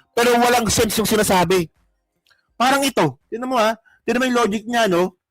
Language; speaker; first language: Filipino; native; Filipino